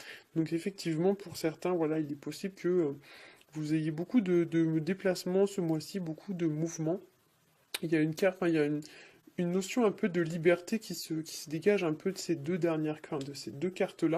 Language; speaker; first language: French; native; French